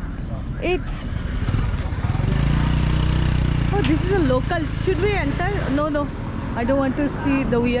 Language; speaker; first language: English; non-native, local second language; Hindi